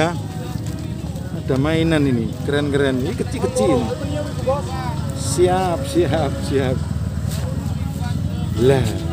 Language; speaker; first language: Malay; non-native, local second language; Javanese